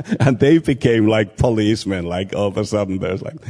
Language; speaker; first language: English; non-native, fluent; Finnish